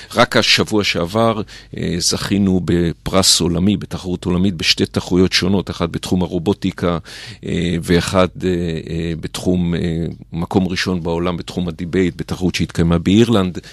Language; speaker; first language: Hebrew; native; Hebrew